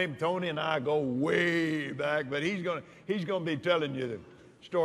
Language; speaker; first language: English; native; English